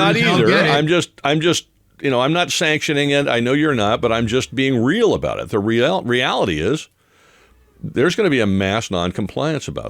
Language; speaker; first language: English; native; English